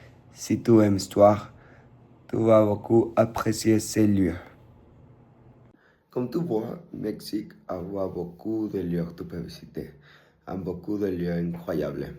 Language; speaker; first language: French; non-native, learner; Spanish